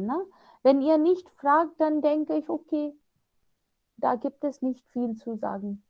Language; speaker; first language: German; non-native, fluent; Hindi